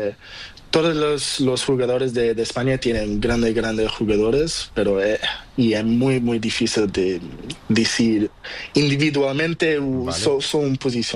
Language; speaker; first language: Spanish; non-native, learner; Portuguese